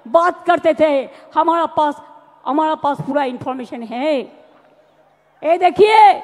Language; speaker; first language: Hindi; non-native, local second language; Bangla